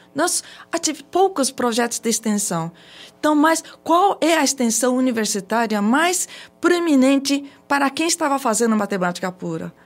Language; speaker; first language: Portuguese; early bilingual, other home language; Japanese